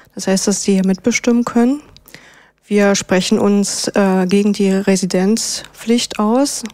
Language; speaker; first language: German; native; German